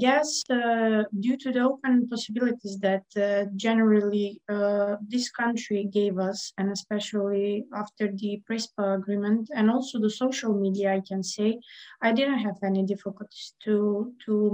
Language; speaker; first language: English; non-native, fluent; Macedonian